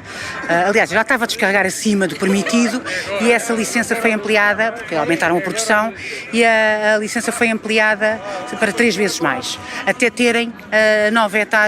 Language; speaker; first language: Portuguese; native; Portuguese